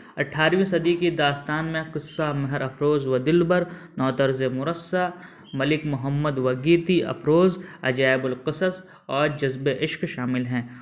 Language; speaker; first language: Urdu; native; Urdu